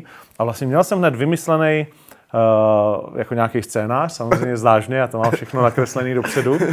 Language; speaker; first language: Czech; native; Czech